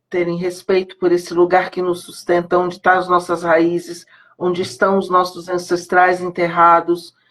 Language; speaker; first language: Portuguese; native; Portuguese